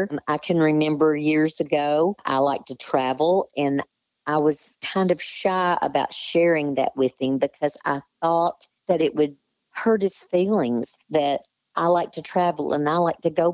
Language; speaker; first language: English; native; English